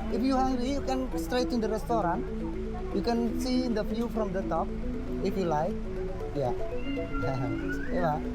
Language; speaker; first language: English; non-native, learner; Indonesian